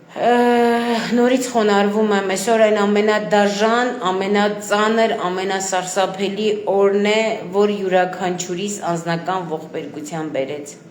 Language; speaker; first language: Armenian; native; Armenian